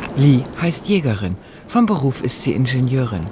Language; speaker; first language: German; native; German